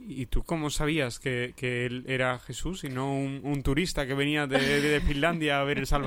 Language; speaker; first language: Spanish; native; Spanish